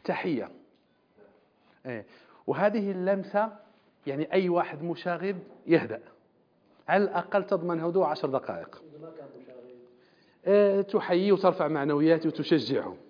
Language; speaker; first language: Arabic; native; Arabic